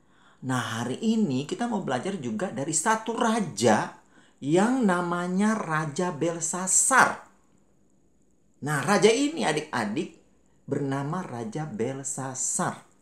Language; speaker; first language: Malay; native; Malay